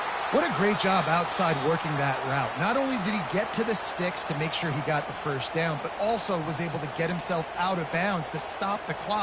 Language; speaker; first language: English; native; English